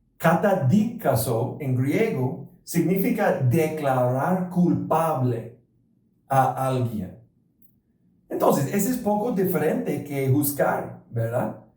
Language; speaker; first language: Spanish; non-native, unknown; English